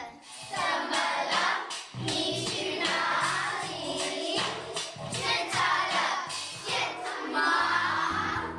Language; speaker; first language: Chinese; non-native, learner; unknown